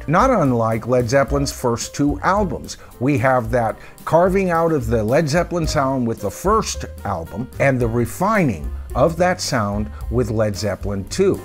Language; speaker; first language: English; native; English